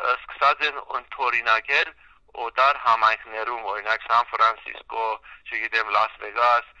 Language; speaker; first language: Armenian; early bilingual, heritage; Armenian